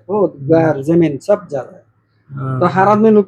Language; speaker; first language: Hindi; non-native, learner; Bangla